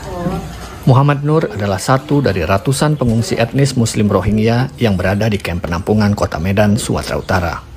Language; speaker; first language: Indonesian; native; Indonesian